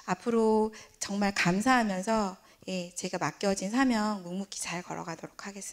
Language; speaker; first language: Korean; native; Korean